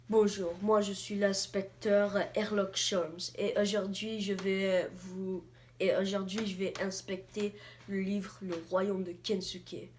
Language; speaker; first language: French; non-native, learner; English